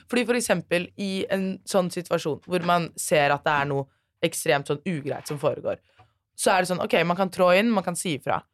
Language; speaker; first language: Norwegian; native; Norwegian